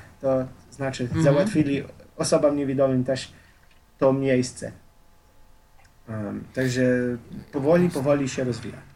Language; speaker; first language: Polish; non-native, fluent; Slovenian